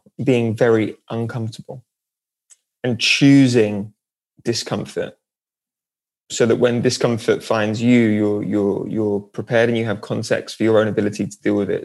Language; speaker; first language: English; native; English